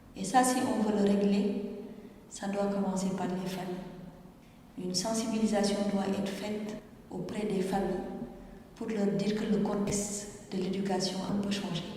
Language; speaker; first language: French; non-native, local second language; Wolof